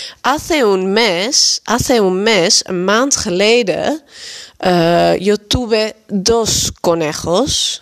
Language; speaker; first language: Spanish; non-native, fluent; Dutch